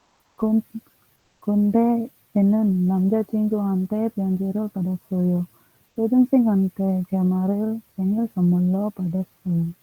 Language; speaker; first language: Korean; non-native, learner; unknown